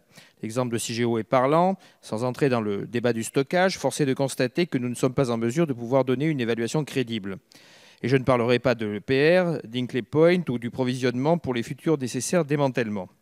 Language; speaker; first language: French; native; French